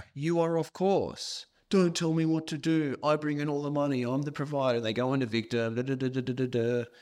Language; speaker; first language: English; native; English